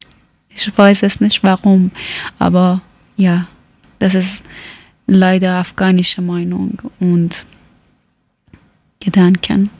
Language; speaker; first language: German; non-native, learner; Persian